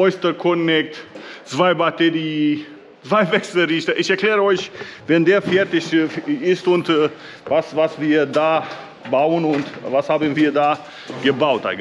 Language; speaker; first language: German; non-native, learner; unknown